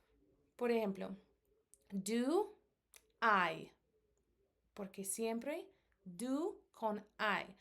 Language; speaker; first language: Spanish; non-native, fluent; English